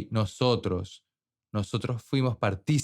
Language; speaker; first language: Spanish; native; Spanish